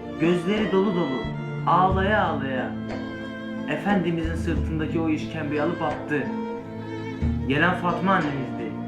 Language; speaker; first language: Turkish; native; Turkish